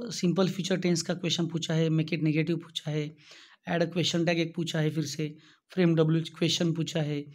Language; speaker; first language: Hindi; non-native, local second language; Marathi